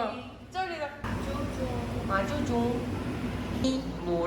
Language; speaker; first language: Chinese; non-native, learner; Korean